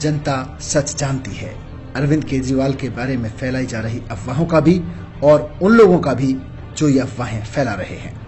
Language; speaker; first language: Hindi; native; Hindi